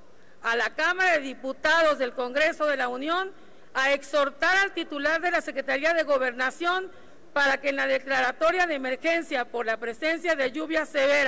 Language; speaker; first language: Spanish; native; Spanish